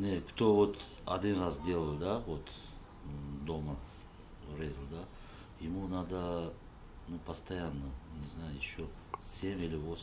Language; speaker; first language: Russian; non-native, local second language; Uzbek